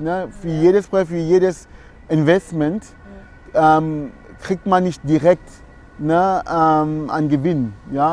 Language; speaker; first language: German; non-native, fluent; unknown